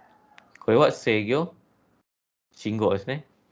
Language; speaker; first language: Japanese; non-native, fluent; Malay